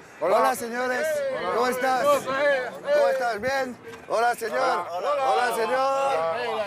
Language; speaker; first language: Spanish; non-native, learner; French